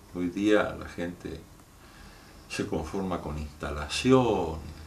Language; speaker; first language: Spanish; native; Spanish